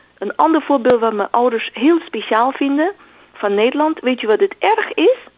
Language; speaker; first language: Dutch; non-native, fluent; Chinese